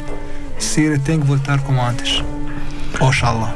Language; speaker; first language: Portuguese; non-native, learner; Arabic